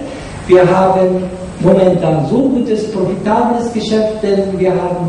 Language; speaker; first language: German; non-native, fluent; Japanese